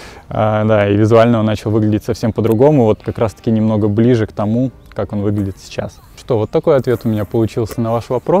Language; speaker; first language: Russian; native; Russian